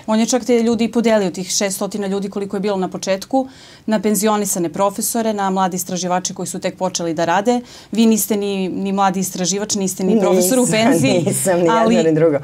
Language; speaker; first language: Bosnian; native; Bosnian